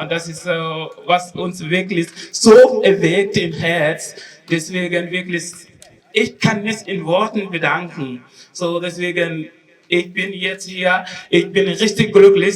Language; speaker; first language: German; non-native, learner; Wolof